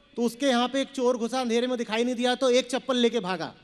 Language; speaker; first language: Hindi; native; Hindi